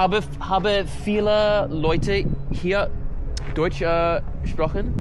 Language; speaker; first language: German; non-native, learner; English